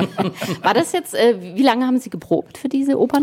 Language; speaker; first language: German; native; German